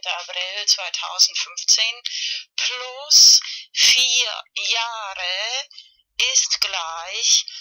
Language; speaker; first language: German; non-native, fluent; Spanish